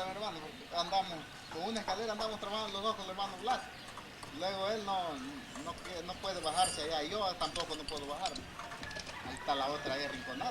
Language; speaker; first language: Spanish; native; Spanish